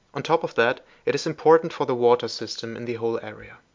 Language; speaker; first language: English; non-native, fluent; German